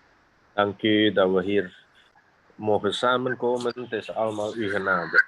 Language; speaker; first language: Dutch; non-native, fluent; Indonesian